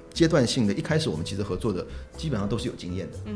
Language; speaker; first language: Chinese; native; Chinese